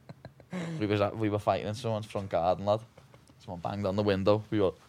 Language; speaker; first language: English; native; English